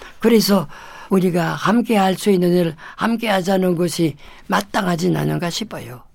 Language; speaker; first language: Korean; non-native, fluent; French